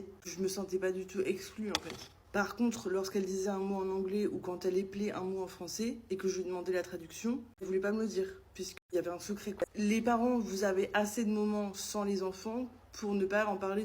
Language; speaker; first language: French; native; French